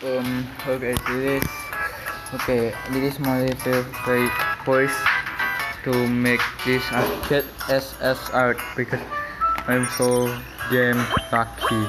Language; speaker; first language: English; non-native, learner; Indonesian